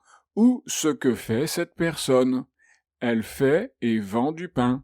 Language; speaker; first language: French; native; French